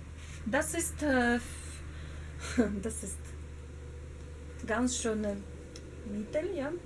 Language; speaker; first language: German; non-native, learner; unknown